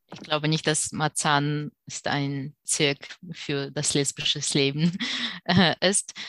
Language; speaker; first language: German; non-native, fluent; Russian